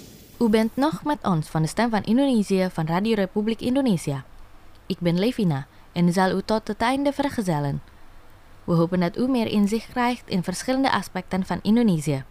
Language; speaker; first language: Dutch; non-native, fluent; Indonesian